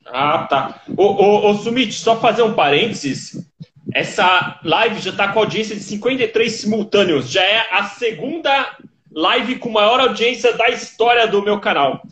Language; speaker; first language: Portuguese; native; Portuguese